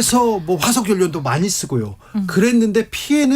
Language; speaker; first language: Korean; native; Korean